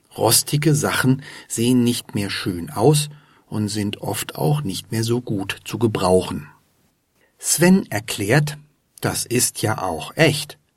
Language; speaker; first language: German; native; German